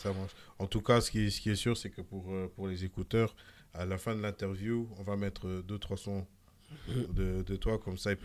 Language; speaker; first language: French; native; French